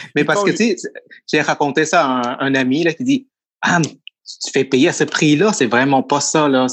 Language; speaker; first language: French; non-native, fluent; Thai